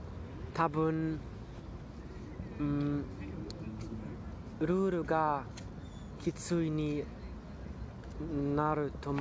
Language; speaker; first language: Japanese; non-native, learner; German